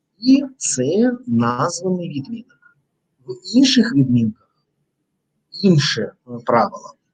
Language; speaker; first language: Ukrainian; non-native, local second language; Russian